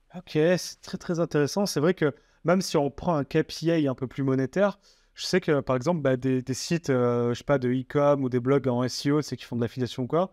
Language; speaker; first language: French; native; French